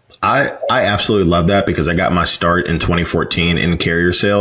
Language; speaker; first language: English; native; English